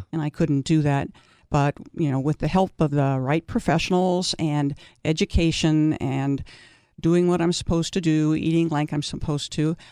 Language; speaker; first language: English; native; English